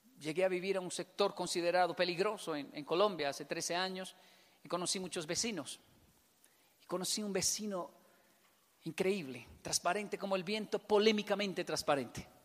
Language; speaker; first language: Spanish; native; Spanish